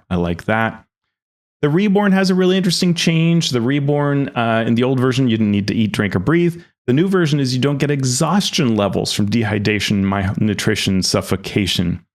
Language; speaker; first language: English; native; English